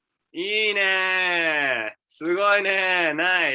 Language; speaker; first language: Japanese; non-native, fluent; English